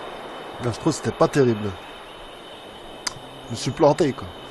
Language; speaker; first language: French; native; French